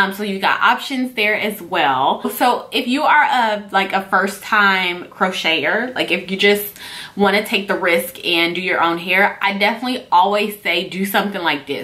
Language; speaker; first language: English; native; English